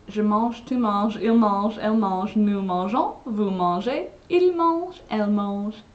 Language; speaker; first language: French; non-native, learner; English